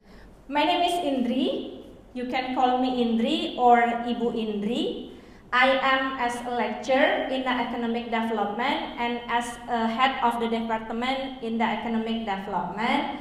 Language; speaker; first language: English; non-native, learner; Indonesian